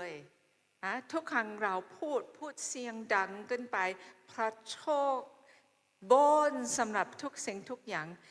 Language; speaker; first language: Thai; non-native, fluent; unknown